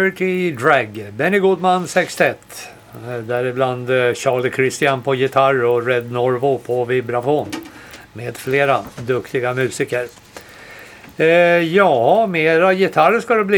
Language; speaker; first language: Swedish; native; Swedish